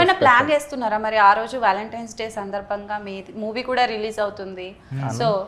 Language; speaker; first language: Telugu; native; Telugu